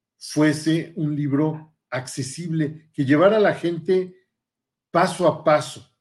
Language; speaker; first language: Spanish; native; Spanish